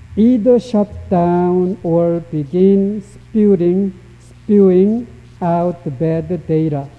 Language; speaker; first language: English; non-native, fluent; Korean